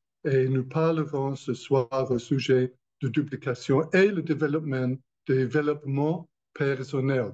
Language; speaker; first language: French; non-native, learner; English